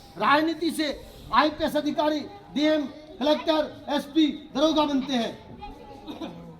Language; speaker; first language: Hindi; native; Hindi